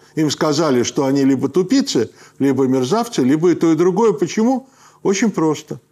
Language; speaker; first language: Russian; native; Russian